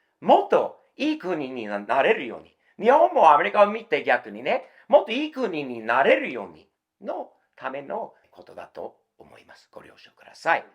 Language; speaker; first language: Japanese; non-native, fluent; English